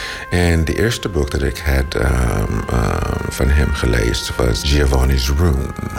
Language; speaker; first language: Dutch; non-native, learner; English